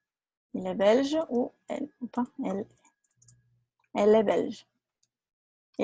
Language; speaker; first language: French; non-native, fluent; Portuguese